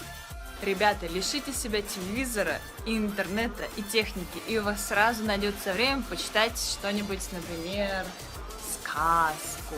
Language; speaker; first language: Russian; native; Russian